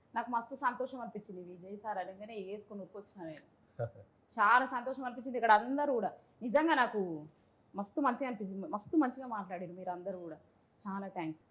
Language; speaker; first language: Telugu; native; Telugu